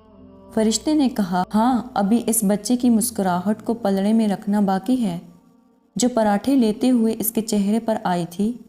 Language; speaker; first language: Urdu; native; Urdu